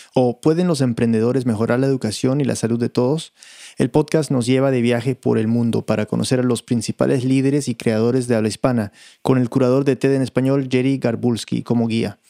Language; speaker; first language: Spanish; early bilingual, heritage; Spanish